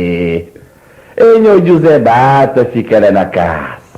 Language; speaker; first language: Portuguese; non-native, local second language; Kabuverdianu